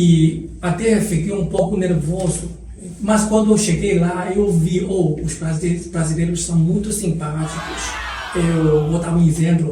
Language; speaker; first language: Portuguese; non-native, fluent; Chinese